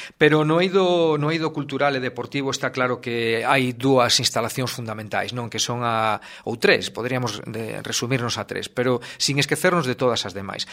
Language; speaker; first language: Galician; native; Galician